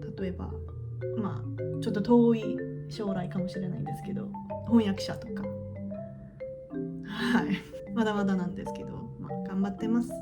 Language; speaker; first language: Japanese; non-native, learner; English